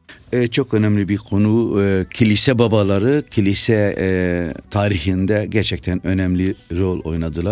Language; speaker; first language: Turkish; non-native, local second language; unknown